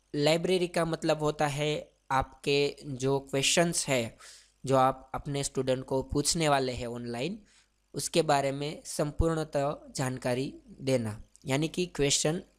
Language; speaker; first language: Hindi; non-native, local second language; Gujarati